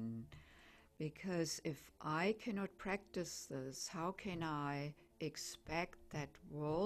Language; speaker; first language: English; non-native, fluent; German